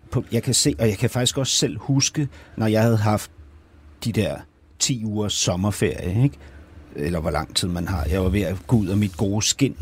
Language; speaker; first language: Danish; native; Danish